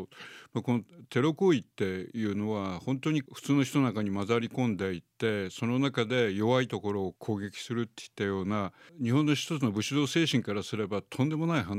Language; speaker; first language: Japanese; native; Japanese